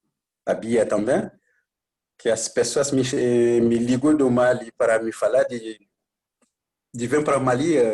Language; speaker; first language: Portuguese; non-native, learner; Bambara